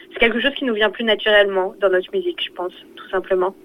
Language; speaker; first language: French; early bilingual, other home language; Portuguese